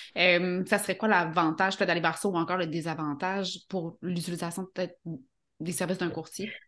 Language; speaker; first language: French; native; French